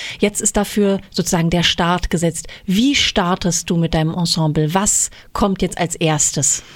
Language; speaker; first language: German; native; German